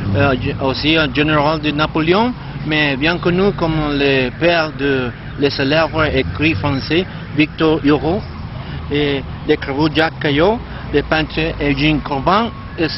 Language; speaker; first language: French; non-native, learner; Spanish